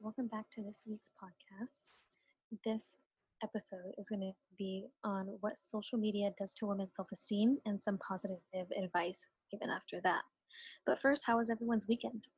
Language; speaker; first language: English; native; English